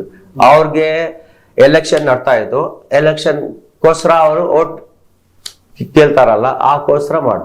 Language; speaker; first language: Kannada; non-native, local second language; Telugu